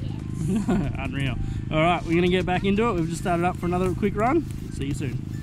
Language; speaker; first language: English; native; English